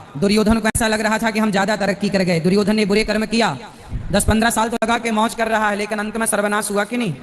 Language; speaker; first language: Hindi; native; Hindi